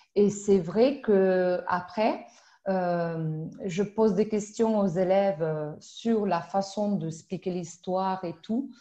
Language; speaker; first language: French; non-native, fluent; Spanish